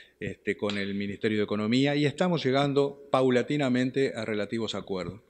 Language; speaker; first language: Spanish; native; Spanish